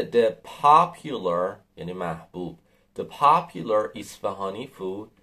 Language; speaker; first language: English; non-native, fluent; Persian